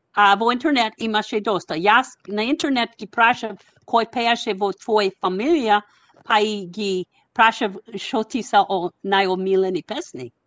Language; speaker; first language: Macedonian; non-native, fluent; English